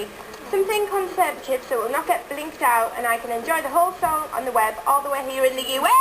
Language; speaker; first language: English; native; English